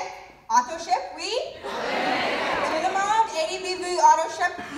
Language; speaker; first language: French; non-native, learner; English